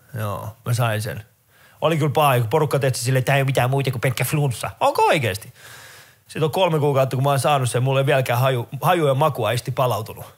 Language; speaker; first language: Finnish; early bilingual, other home language; Persian